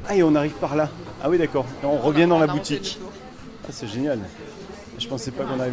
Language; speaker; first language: French; native; French